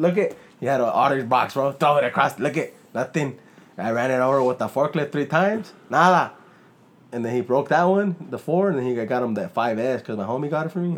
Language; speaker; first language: English; early bilingual, other home language; Spanish